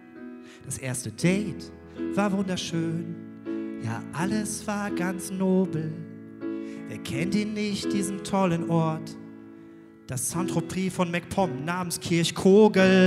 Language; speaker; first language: German; native; German